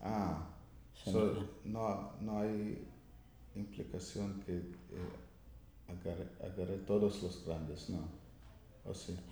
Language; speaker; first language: Spanish; non-native, learner; English